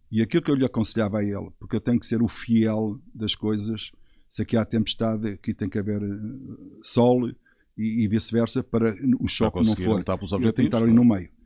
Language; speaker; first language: Portuguese; native; Portuguese